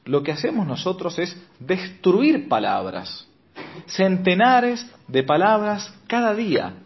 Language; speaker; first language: Spanish; native; Spanish